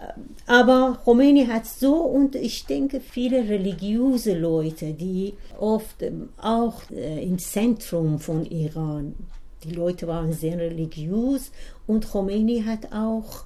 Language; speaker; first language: German; non-native, learner; Persian